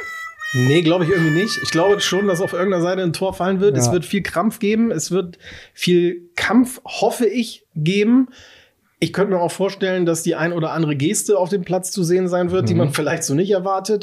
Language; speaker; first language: German; native; German